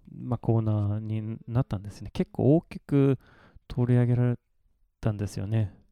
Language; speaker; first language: Japanese; non-native, fluent; Swedish